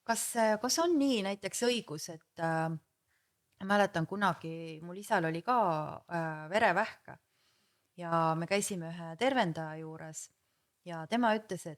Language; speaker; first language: Estonian; native; Estonian